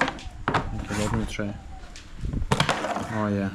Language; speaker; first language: English; non-native, learner; Russian